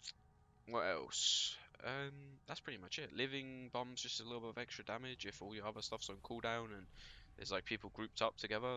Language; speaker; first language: English; native; English